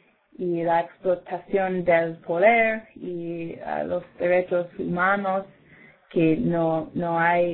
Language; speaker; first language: Spanish; non-native, learner; English